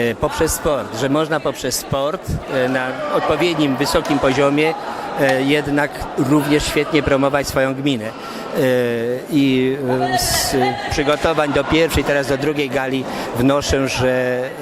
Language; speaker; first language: Polish; native; Polish